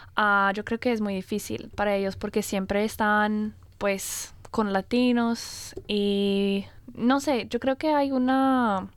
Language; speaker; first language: Spanish; non-native, fluent; English